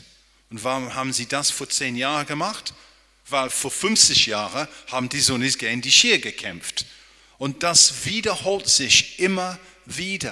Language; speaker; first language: German; non-native, fluent; English